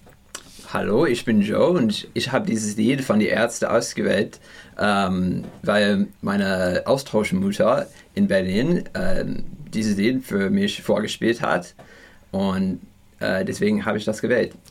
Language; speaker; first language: German; non-native, learner; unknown